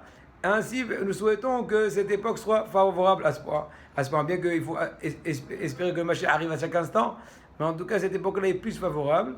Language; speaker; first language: French; native; French